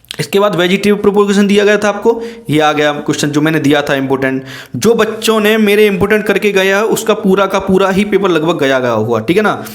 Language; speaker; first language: Hindi; native; Hindi